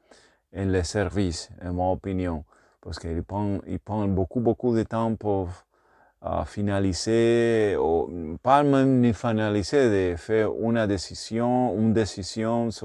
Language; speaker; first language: French; non-native, learner; Spanish